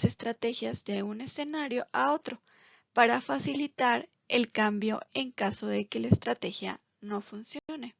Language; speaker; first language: Spanish; native; Spanish